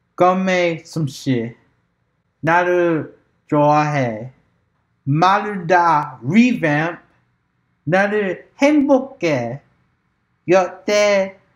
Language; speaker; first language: Korean; non-native, learner; English